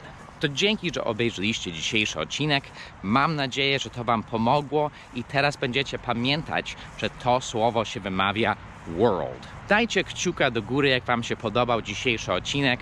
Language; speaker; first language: Polish; non-native, fluent; English